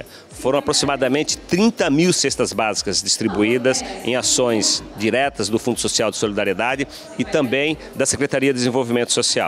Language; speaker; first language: Portuguese; native; Portuguese